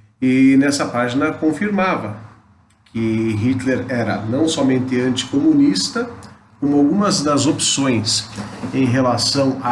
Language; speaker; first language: Portuguese; native; Portuguese